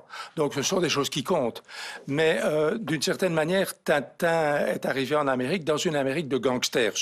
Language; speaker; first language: French; native; French